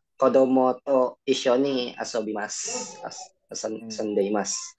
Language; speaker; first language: Japanese; non-native, learner; Indonesian